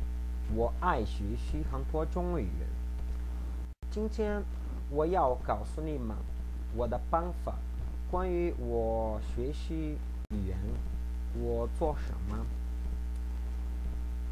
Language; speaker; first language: Chinese; non-native, fluent; Portuguese